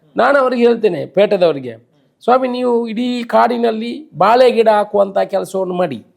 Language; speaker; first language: Kannada; non-native, local second language; Tulu